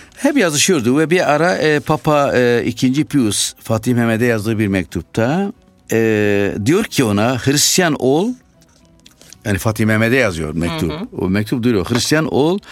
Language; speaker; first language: Turkish; non-native, fluent; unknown